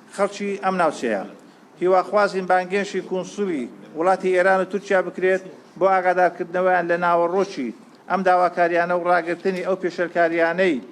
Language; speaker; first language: Central Kurdish; native; Central Kurdish